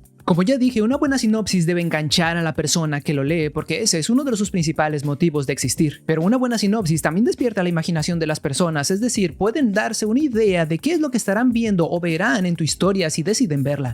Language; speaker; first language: Spanish; native; Spanish